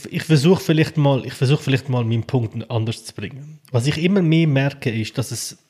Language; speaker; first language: German; early bilingual, other home language; Albanian